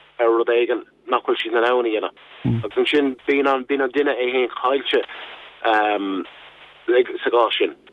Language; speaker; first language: Irish; non-native, local second language; English